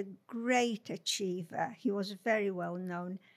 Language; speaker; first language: English; non-native, fluent; Polish